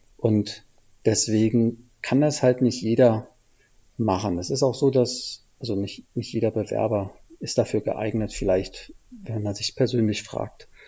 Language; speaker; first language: German; native; German